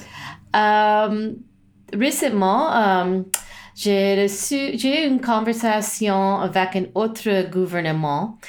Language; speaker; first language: French; non-native, learner; English